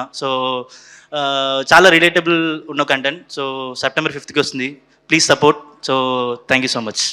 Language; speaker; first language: Telugu; non-native, local second language; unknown